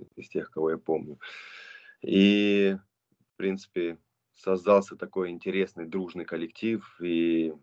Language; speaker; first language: Russian; non-native, local second language; Romanian